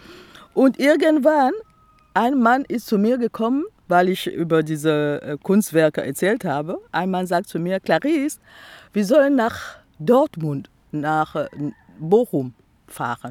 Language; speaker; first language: German; non-native, fluent; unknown